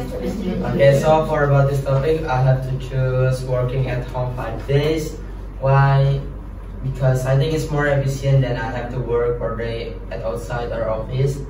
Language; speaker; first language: English; non-native, learner; Indonesian